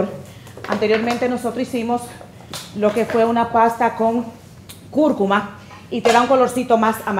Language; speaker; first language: Spanish; native; Spanish